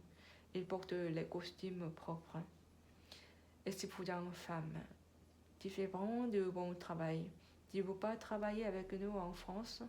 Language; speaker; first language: French; non-native, learner; Korean